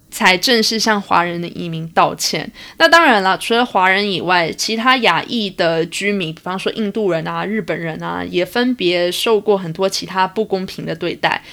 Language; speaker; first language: Chinese; early bilingual, heritage; Chinese